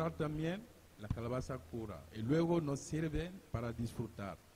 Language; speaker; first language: Spanish; non-native, learner; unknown